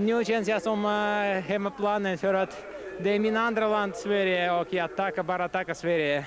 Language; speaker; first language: Swedish; non-native, learner; Russian